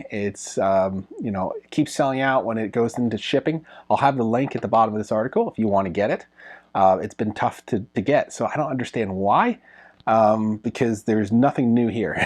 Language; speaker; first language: English; native; English